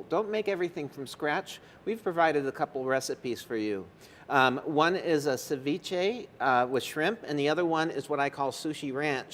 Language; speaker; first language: English; native; English